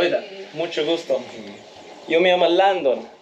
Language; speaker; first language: Spanish; non-native, learner; English